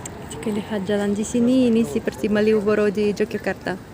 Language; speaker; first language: Indonesian; non-native, fluent; Russian